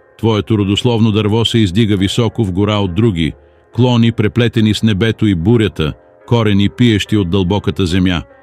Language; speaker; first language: Bulgarian; non-native, learner; English